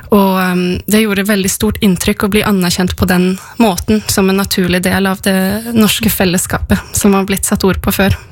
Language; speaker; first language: Norwegian; native; Norwegian